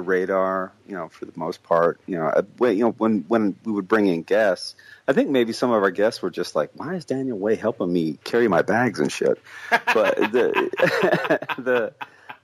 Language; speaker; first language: English; native; English